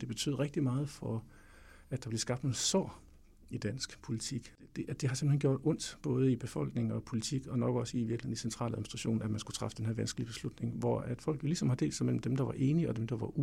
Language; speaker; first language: Danish; native; Danish